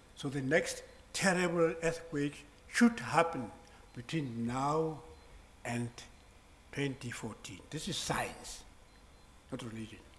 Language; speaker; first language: English; non-native, local second language; Southern Sotho